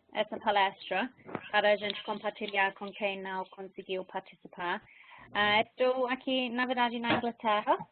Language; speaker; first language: Portuguese; non-native, fluent; English